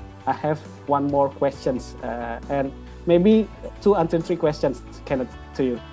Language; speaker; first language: English; non-native, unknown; Indonesian